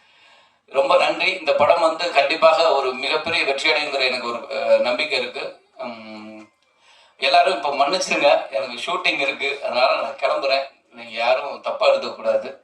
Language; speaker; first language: Tamil; native; Tamil